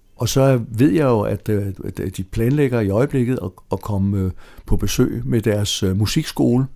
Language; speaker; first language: Danish; native; Danish